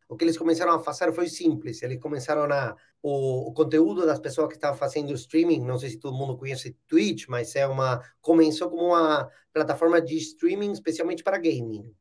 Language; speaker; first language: Portuguese; non-native, fluent; Spanish